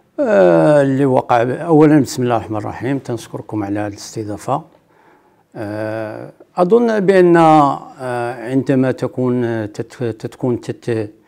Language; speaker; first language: Arabic; native; Arabic